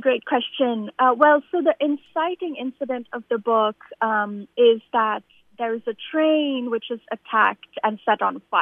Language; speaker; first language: English; non-native, local second language; Bangla